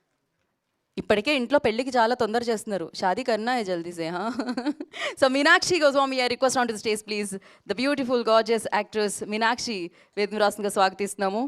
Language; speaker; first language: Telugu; native; Telugu